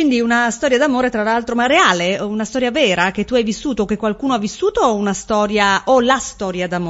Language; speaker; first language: Italian; native; Italian